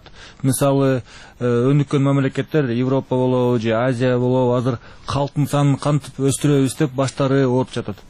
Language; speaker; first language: Kyrgyz; native; Kyrgyz